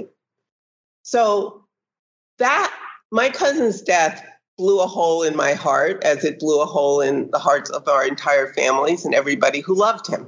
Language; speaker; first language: English; native; English